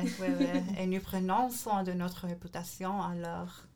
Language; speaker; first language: French; non-native, learner; English